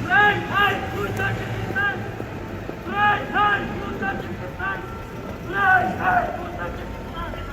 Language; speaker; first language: German; non-native, learner; Tajik